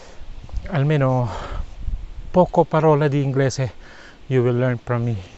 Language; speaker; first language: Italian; non-native, learner; Filipino